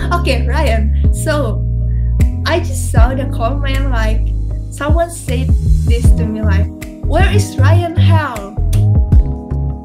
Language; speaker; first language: English; non-native, learner; Indonesian